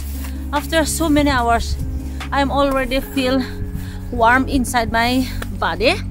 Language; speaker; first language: English; non-native, learner; Filipino